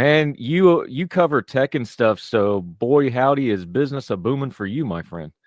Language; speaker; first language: English; native; English